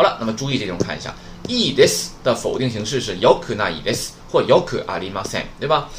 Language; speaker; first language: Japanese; non-native, fluent; Chinese